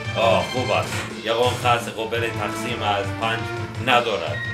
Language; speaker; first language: Persian; non-native, learner; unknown